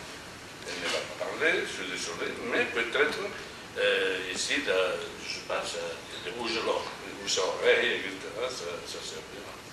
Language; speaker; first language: French; non-native, fluent; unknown